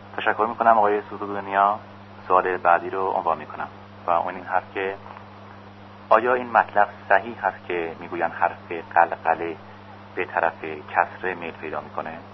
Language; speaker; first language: Persian; native; Persian